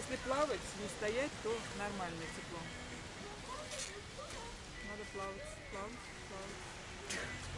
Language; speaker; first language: Russian; non-native, learner; Turkish